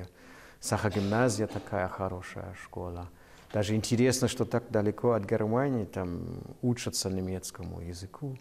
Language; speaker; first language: Russian; non-native, fluent; German